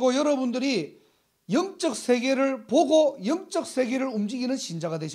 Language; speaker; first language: Korean; native; Korean